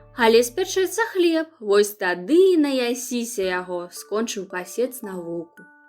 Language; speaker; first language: Belarusian; non-native, local second language; Russian